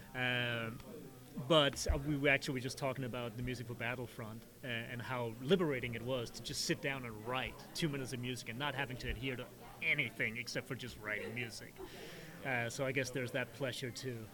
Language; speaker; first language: English; non-native, fluent; Danish